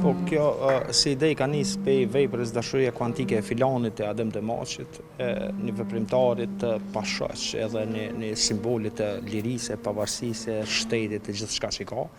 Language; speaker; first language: Albanian; native; Albanian